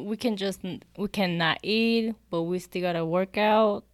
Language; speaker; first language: English; non-native, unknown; Korean